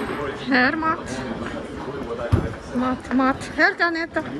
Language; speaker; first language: Swedish; non-native, learner; Russian